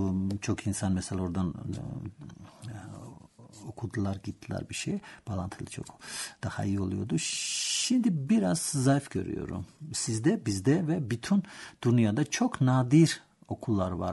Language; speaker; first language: Turkish; non-native, learner; Georgian